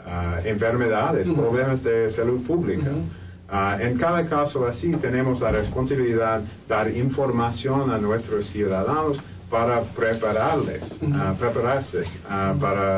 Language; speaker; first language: Spanish; non-native, fluent; English